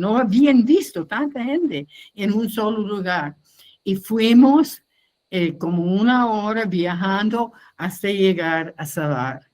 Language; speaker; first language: Spanish; non-native, fluent; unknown